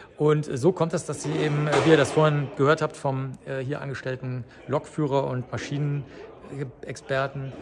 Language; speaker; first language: German; native; German